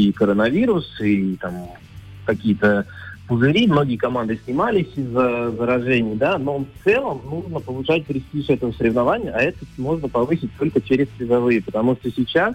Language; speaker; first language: Russian; native; Russian